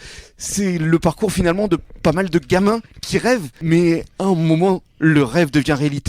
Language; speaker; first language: French; native; French